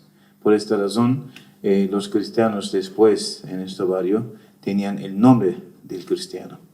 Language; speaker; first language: Spanish; non-native, fluent; Turkish